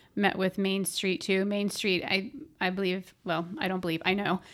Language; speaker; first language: English; native; English